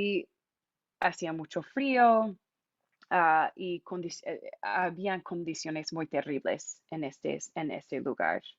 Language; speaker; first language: Spanish; non-native, fluent; English